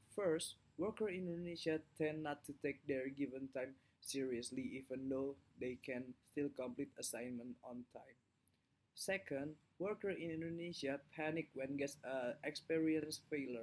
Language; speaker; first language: English; non-native, learner; Indonesian